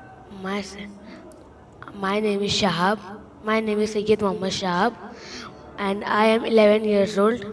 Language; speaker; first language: English; non-native, learner; Hindi